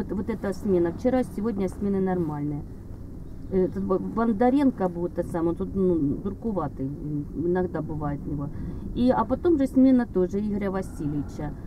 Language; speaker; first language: Russian; native; Russian